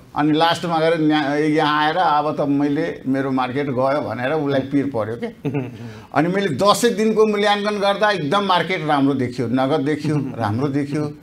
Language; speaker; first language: Nepali; non-native, local second language; Maithili